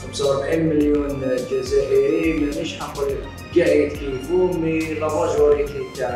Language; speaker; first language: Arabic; native; Arabic